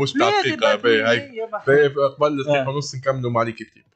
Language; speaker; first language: Arabic; native; Arabic